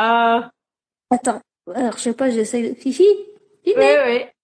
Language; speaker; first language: French; native; French